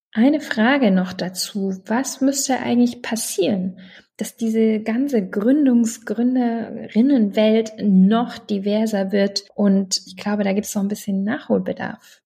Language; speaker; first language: German; native; German